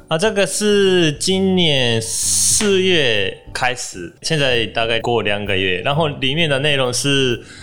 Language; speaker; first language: Chinese; non-native, learner; Japanese